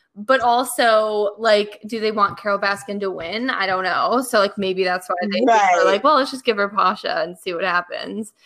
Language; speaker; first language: English; native; English